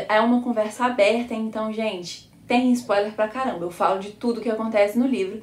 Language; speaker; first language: Portuguese; native; Portuguese